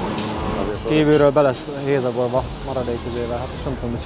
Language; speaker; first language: Hungarian; native; Hungarian